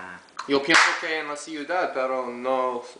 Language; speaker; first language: Spanish; non-native, learner; English